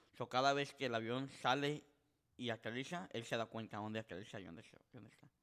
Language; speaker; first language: Spanish; early bilingual, heritage; Spanish